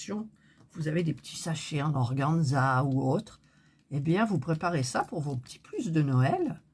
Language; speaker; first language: French; native; French